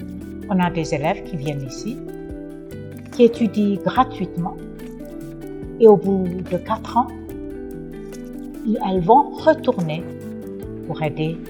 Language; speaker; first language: French; non-native, fluent; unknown